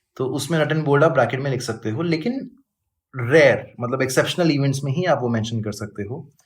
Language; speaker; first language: Hindi; native; Hindi